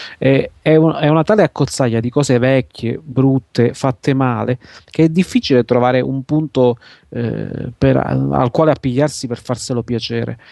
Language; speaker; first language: Italian; native; Italian